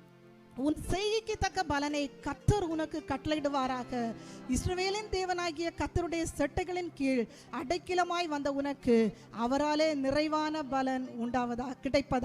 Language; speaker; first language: Tamil; native; Tamil